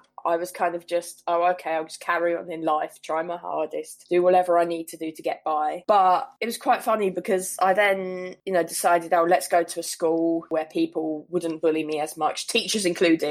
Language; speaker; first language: English; native; English